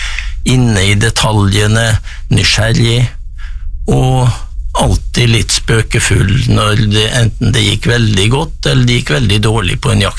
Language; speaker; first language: Norwegian; native; Norwegian